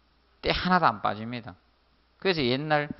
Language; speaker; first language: Korean; native; Korean